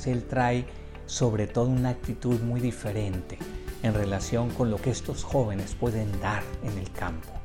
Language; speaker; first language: Spanish; native; Spanish